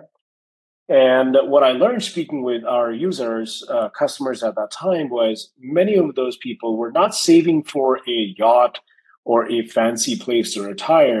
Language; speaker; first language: English; non-native, local second language; Hindi